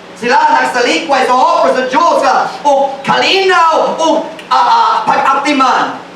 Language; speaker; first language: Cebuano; non-native, fluent; English